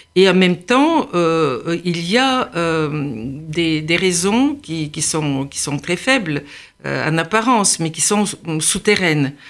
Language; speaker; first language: French; non-native, fluent; Bulgarian